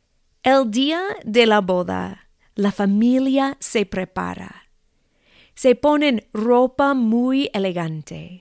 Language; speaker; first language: Spanish; non-native, fluent; English